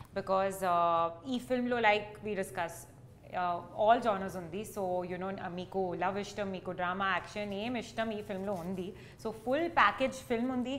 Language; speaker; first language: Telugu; non-native, learner; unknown